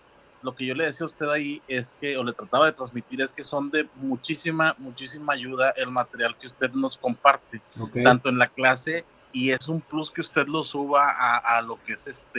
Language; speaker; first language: Spanish; native; Spanish